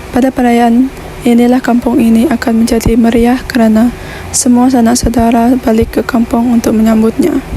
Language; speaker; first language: Malay; non-native, local second language; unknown